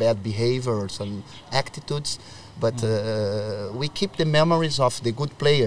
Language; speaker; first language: English; non-native, learner; Portuguese